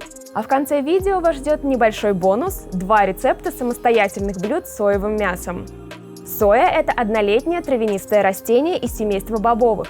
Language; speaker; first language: Russian; native; Russian